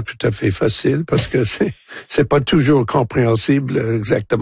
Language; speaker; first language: French; non-native, local second language; English